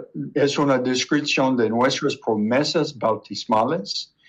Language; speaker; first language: Spanish; non-native, learner; English